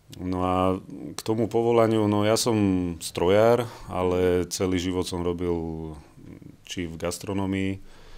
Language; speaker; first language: Slovak; native; Slovak